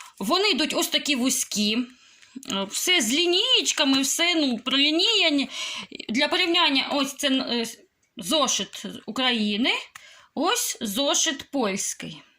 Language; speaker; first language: Ukrainian; non-native, local second language; Russian